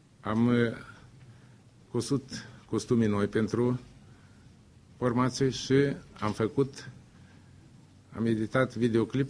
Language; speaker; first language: Romanian; non-native, local second language; Russian